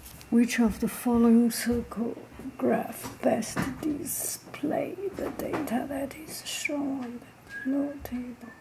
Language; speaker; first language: English; non-native, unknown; Chinese